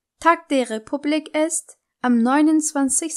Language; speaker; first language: German; non-native, fluent; Turkish